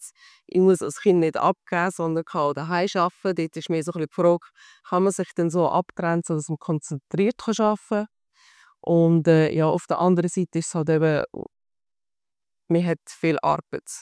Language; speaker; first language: German; native; German